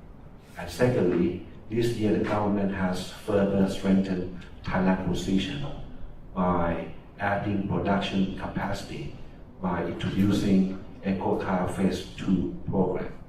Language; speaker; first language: English; non-native, fluent; Thai